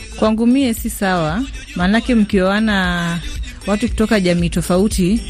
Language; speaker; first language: Swahili; non-native, local second language; Luo (Kenya and Tanzania)